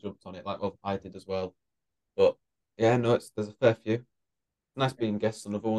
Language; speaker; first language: English; native; English